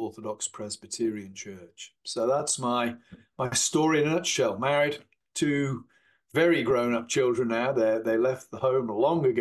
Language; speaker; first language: English; native; English